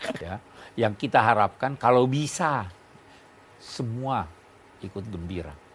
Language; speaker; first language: Indonesian; non-native, local second language; Buginese